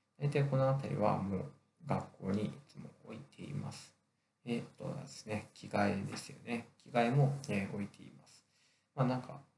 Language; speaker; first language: Japanese; native; Japanese